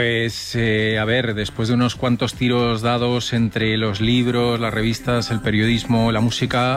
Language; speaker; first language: Spanish; native; Spanish